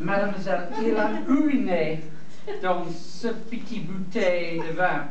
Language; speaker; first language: French; non-native, learner; English